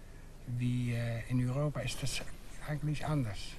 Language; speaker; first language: German; non-native, fluent; Dutch